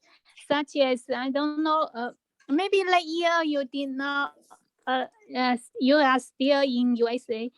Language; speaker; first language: English; non-native, learner; Chinese